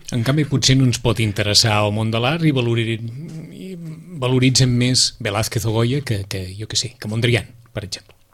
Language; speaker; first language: Catalan; native; Catalan